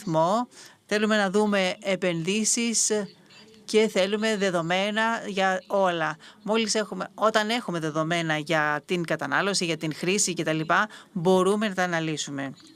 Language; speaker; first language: Greek; native; Greek